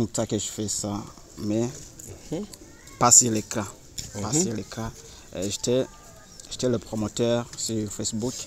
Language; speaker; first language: French; non-native, learner; Rundi